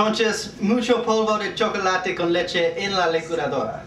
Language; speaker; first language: Spanish; non-native, learner; English